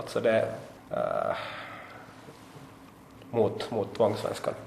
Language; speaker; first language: Swedish; native; Swedish